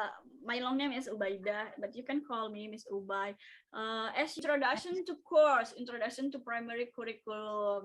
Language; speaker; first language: English; non-native, local second language; Indonesian